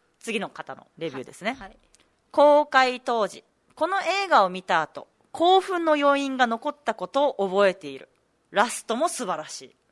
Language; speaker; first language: Japanese; native; Japanese